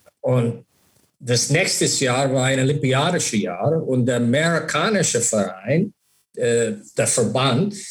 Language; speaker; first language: German; non-native, learner; English